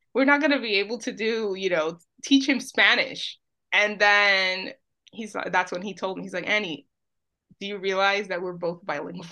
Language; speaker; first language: English; early bilingual, other home language; Spanish